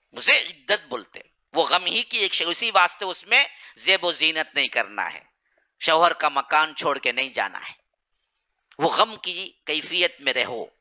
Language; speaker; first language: Urdu; native; Urdu